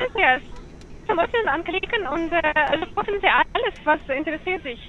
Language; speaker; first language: German; non-native, learner; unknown